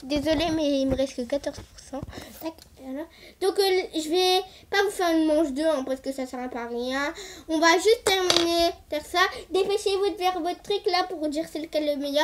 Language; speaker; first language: French; native; French